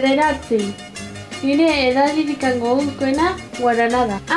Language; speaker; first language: Basque; non-native, local second language; Spanish